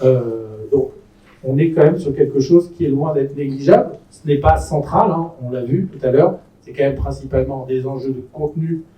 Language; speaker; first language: French; native; French